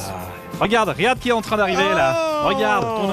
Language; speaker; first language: French; native; French